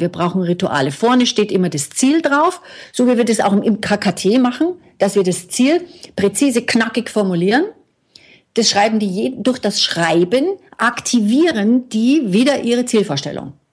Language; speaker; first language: German; native; German